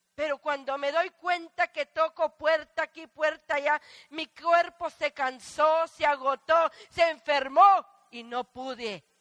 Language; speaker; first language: Spanish; native; Spanish